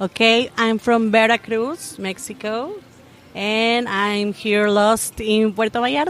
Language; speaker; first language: English; non-native, learner; Spanish